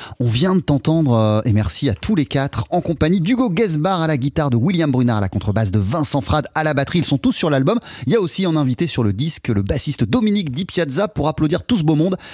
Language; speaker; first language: French; native; French